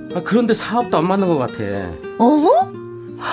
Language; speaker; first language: Korean; native; Korean